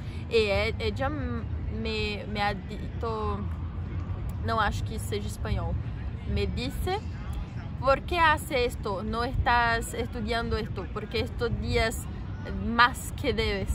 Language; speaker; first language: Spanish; non-native, learner; Portuguese